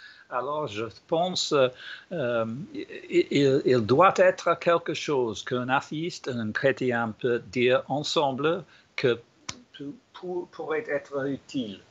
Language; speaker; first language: French; non-native, learner; English